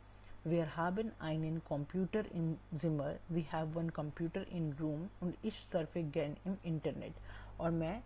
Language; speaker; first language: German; non-native, fluent; Hindi